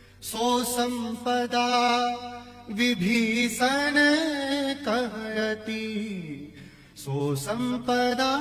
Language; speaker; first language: Hindi; native; Hindi